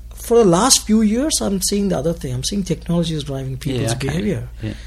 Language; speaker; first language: English; non-native, local second language; Telugu